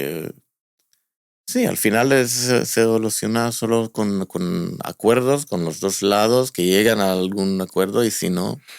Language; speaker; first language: Spanish; non-native, fluent; Hebrew